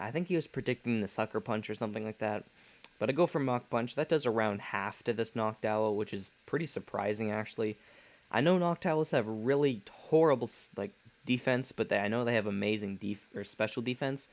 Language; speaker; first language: English; native; English